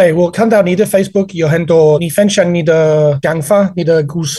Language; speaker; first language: Chinese; non-native, learner; English